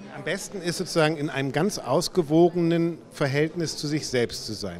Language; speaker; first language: German; native; German